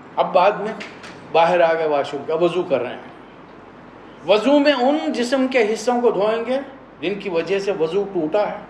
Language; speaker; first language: Urdu; native; Urdu